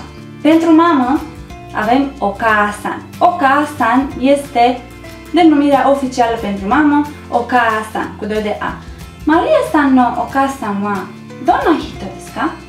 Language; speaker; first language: Romanian; native; Romanian